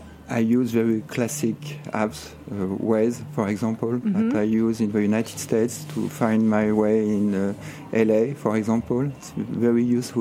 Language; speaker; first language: English; non-native, fluent; French